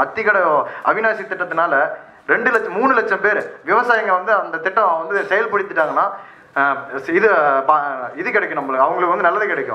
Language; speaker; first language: Tamil; native; Tamil